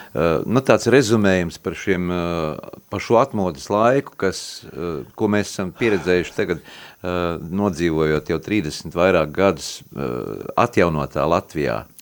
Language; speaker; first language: Latvian; native; Latvian